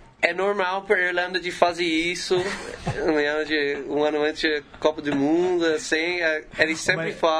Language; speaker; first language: Portuguese; non-native, learner; English